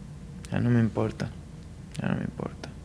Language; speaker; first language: Spanish; early bilingual, heritage; English